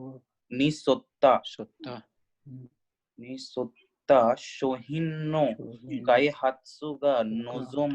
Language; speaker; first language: Japanese; non-native, learner; Hindi